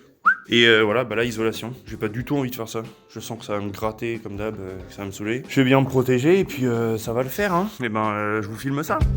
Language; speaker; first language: French; native; French